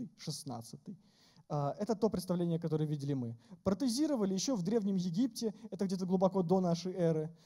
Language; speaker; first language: Russian; native; Russian